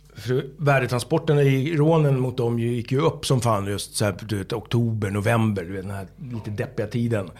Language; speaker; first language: Swedish; native; Swedish